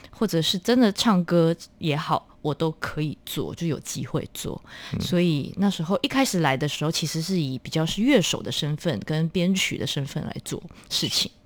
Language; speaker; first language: Chinese; native; Chinese